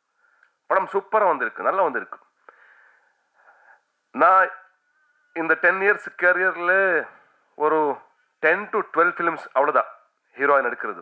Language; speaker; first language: Tamil; non-native, learner; Kannada